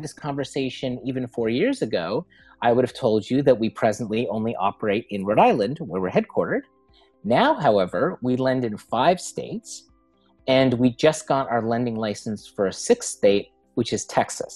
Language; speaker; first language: English; native; English